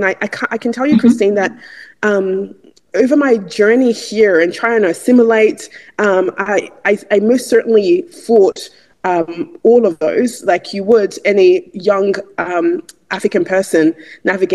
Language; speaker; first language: English; non-native, local second language; Igbo